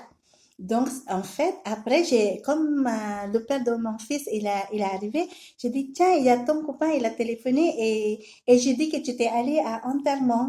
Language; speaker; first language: French; non-native, learner; Filipino